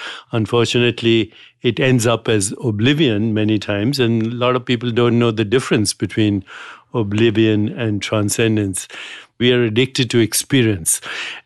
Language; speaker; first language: English; non-native, local second language; Hindi